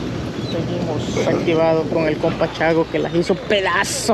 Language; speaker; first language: Spanish; native; Spanish